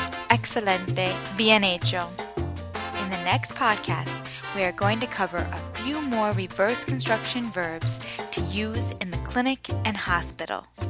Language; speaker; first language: English; native; English